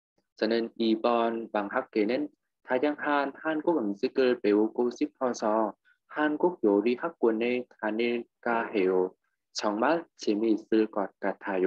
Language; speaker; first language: Korean; non-native, fluent; Vietnamese